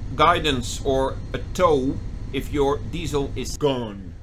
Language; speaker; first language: English; non-native, fluent; Dutch